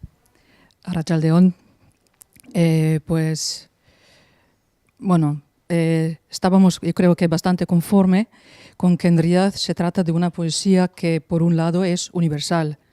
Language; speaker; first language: Spanish; non-native, fluent; Slovenian